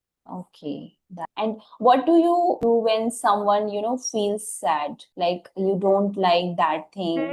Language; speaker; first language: English; non-native, fluent; Hindi